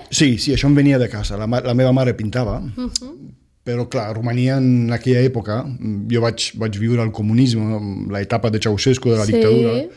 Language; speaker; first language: Catalan; non-native, fluent; Romanian